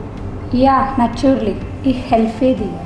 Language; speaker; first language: German; non-native, learner; Malayalam